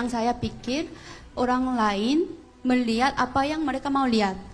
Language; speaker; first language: Indonesian; non-native, fluent; Korean